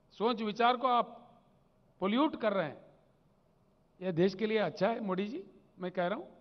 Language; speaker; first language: Hindi; non-native, local second language; Telugu